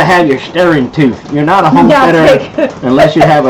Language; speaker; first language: English; native; English